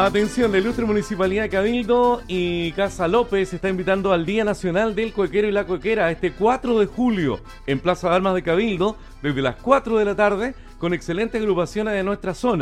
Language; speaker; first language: Spanish; native; Spanish